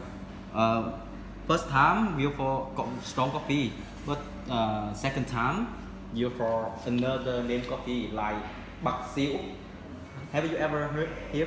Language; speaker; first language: English; non-native, learner; Vietnamese